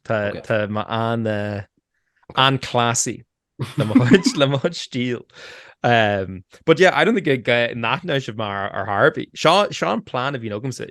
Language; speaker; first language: Irish; native; Irish